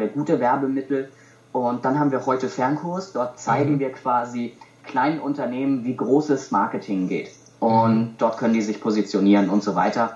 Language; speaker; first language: German; native; German